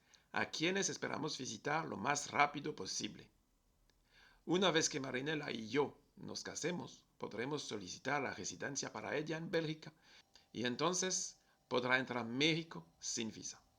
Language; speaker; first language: Spanish; non-native, fluent; French